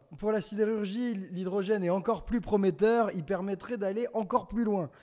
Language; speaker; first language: French; native; French